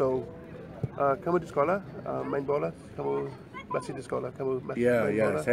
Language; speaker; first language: Indonesian; non-native, learner; English